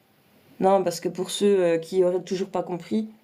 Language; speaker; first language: French; native; French